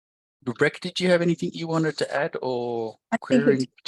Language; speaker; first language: English; native; English